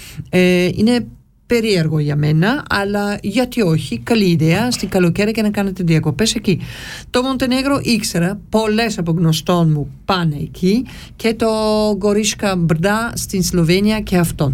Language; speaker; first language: Greek; early bilingual, heritage; Greek